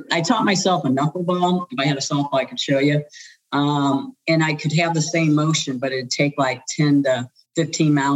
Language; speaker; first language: English; native; English